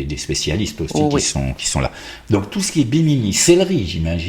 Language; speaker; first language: French; native; French